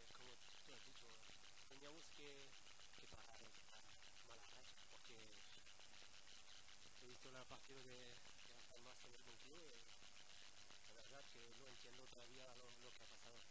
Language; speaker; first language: Spanish; non-native, learner; French